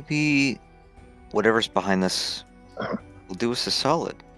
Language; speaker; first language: English; native; English